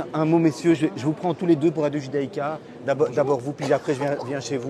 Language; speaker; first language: French; native; French